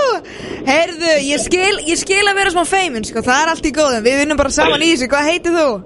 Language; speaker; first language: Icelandic; native; Icelandic